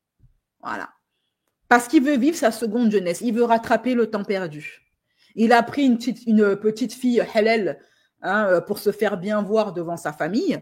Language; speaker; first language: French; native; French